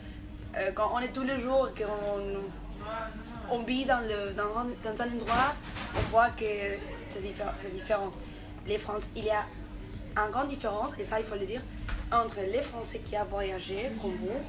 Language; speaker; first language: French; non-native, fluent; Spanish